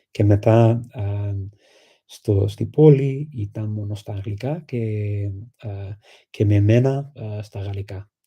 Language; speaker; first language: Greek; non-native, fluent; English